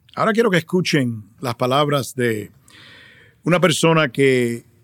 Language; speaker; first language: Spanish; early bilingual, heritage; Spanish